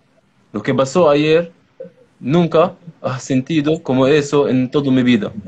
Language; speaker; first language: Spanish; non-native, learner; Arabic